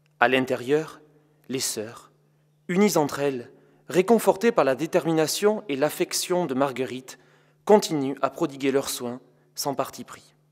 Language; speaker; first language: French; native; French